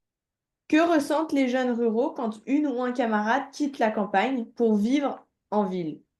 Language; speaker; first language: French; native; French